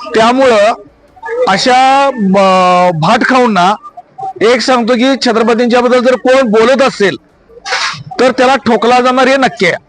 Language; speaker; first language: Marathi; native; Marathi